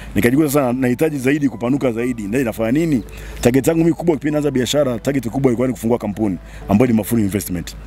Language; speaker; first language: Swahili; non-native, local second language; Sukuma